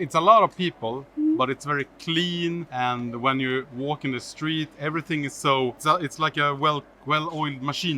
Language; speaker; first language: English; non-native, fluent; Swedish